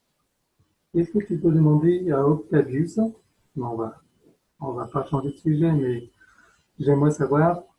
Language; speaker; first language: French; native; French